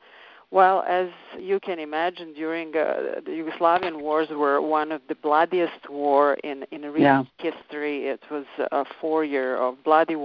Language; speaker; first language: English; non-native, fluent; Serbian